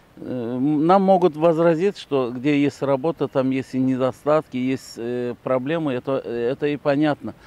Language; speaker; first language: Russian; non-native, local second language; Azerbaijani